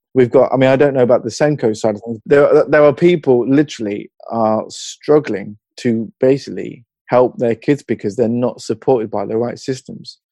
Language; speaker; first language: English; native; English